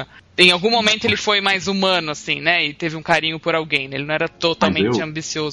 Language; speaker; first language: Portuguese; native; Portuguese